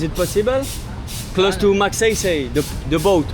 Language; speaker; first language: English; non-native, learner; French